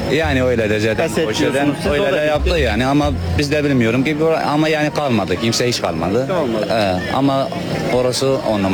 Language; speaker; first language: Turkish; non-native, learner; Arabic